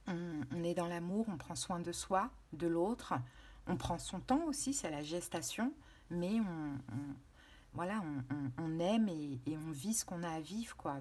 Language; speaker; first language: French; native; French